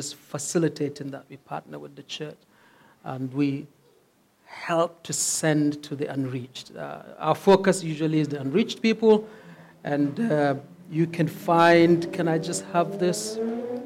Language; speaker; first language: English; non-native, local second language; Hausa